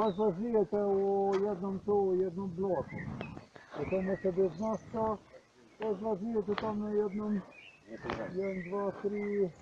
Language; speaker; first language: Polish; non-native, learner; Slovenian